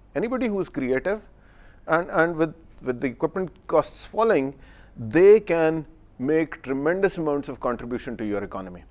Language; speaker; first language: English; non-native, local second language; Urdu